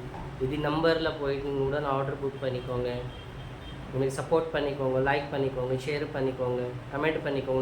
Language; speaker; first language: Tamil; non-native, local second language; Urdu